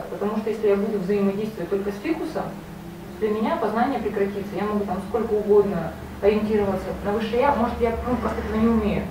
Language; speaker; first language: Russian; native; Russian